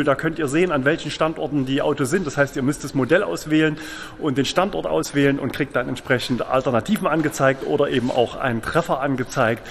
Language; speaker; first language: German; native; German